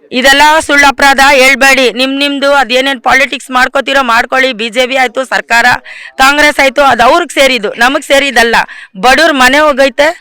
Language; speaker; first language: Kannada; non-native, local second language; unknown